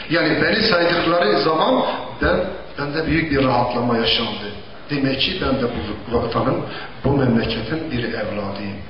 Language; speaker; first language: Turkish; non-native, local second language; Zaza